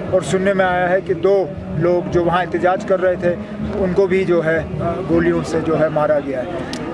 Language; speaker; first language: Hindi; non-native, local second language; Kashmiri